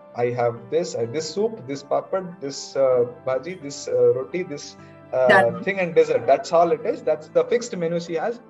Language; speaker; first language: English; non-native, local second language; Kannada